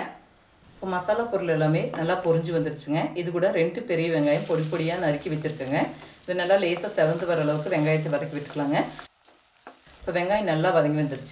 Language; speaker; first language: Tamil; native; Tamil